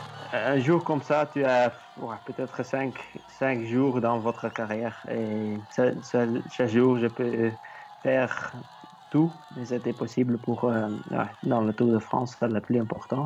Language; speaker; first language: French; non-native, learner; Dutch